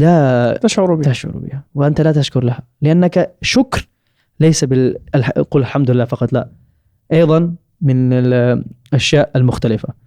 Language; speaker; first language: Arabic; non-native, fluent; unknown